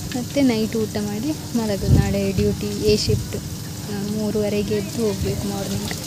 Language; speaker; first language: Kannada; non-native, local second language; Tulu